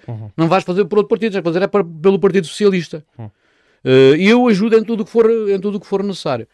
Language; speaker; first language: Portuguese; native; Portuguese